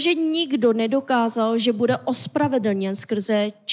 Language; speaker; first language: Czech; non-native, fluent; Korean